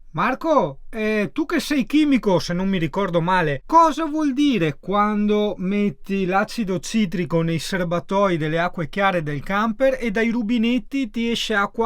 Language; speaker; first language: Italian; native; Italian